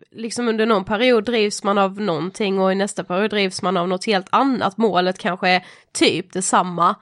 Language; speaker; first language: Swedish; native; Swedish